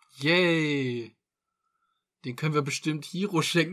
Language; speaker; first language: German; native; German